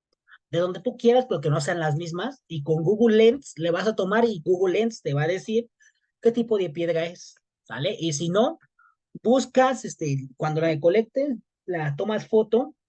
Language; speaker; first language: Spanish; native; Spanish